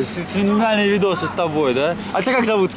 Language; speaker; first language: Russian; native; Russian